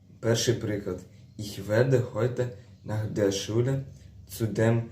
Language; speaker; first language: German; non-native, fluent; Ukrainian